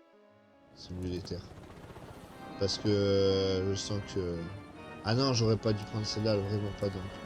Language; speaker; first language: French; native; French